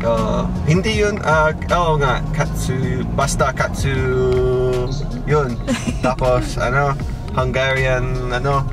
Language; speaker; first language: Filipino; non-native, learner; English